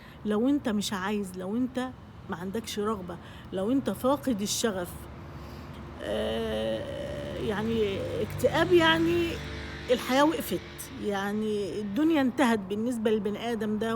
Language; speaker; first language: Arabic; native; Arabic